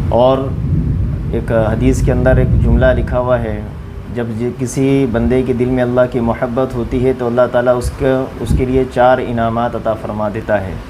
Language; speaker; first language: Urdu; native; Urdu